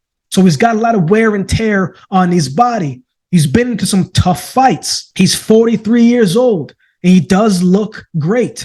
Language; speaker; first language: English; native; English